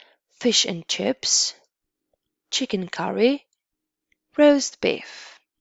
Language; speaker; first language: English; non-native, fluent; Polish